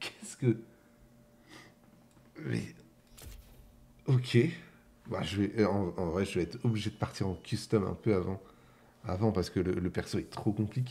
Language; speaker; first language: French; native; French